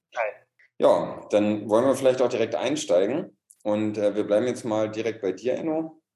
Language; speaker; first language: German; native; German